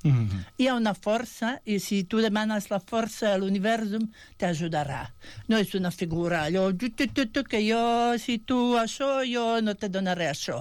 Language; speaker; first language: Catalan; non-native, fluent; Bosnian